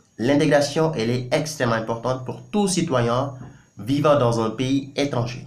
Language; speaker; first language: French; non-native, local second language; Wolof